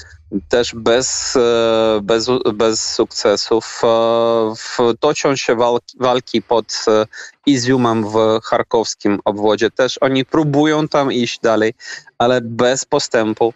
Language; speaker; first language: Polish; non-native, fluent; Ukrainian